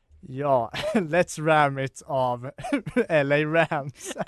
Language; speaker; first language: Swedish; native; Swedish